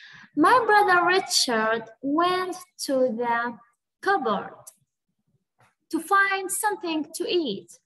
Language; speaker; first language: English; non-native, fluent; Arabic